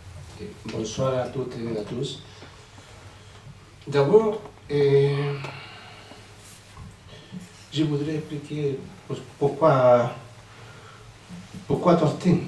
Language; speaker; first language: French; non-native, fluent; Spanish